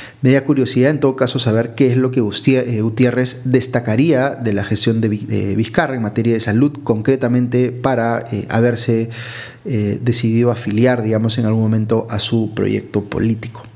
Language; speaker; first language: Spanish; native; Spanish